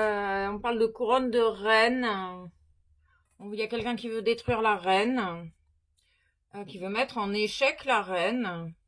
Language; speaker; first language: French; native; French